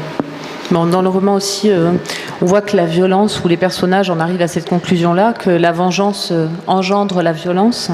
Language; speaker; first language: French; native; French